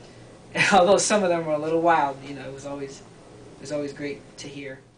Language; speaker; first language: English; native; English